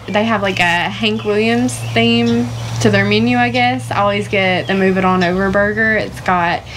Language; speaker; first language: English; native; English